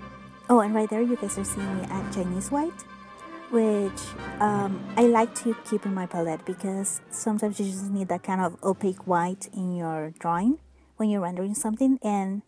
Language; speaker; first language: English; non-native, fluent; Spanish